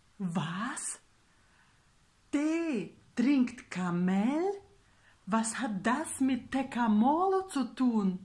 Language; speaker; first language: German; non-native, fluent; Russian